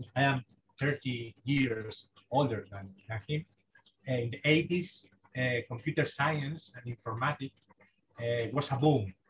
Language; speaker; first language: English; non-native, fluent; Spanish